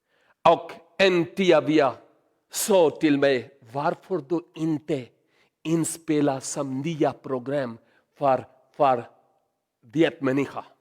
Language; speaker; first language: Swedish; non-native, learner; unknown